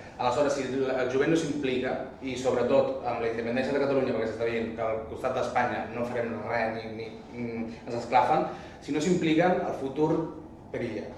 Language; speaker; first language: Catalan; non-native, local second language; Spanish